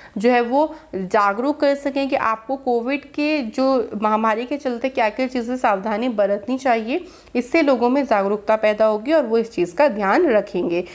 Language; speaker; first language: Hindi; native; Hindi